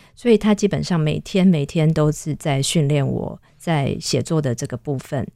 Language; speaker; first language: Chinese; native; Chinese